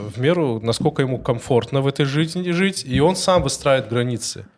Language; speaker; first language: Russian; non-native, local second language; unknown